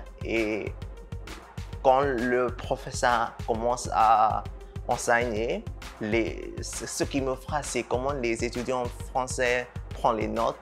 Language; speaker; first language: French; non-native, fluent; Burmese